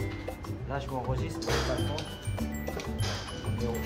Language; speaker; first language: French; early bilingual, other home language; Vietnamese